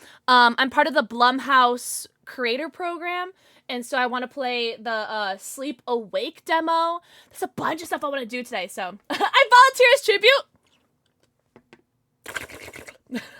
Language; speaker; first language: English; native; English